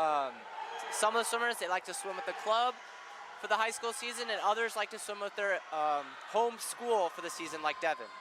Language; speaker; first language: English; native; English